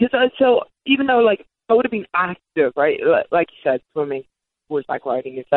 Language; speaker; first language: English; native; English